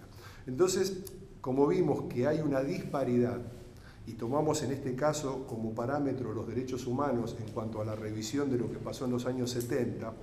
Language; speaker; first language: Spanish; native; Spanish